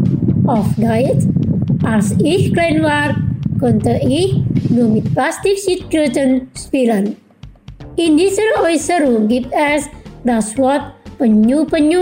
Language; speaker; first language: German; non-native, fluent; Indonesian